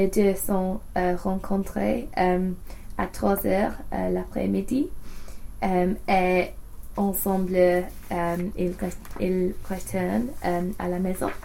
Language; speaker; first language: French; non-native, learner; English